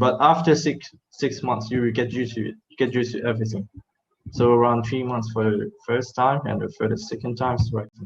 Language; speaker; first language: English; non-native, fluent; Thai